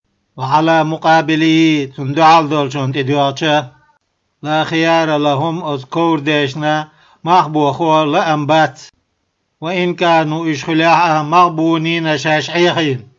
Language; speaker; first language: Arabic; non-native, fluent; Chechen